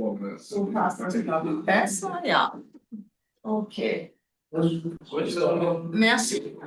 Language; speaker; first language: German; native; German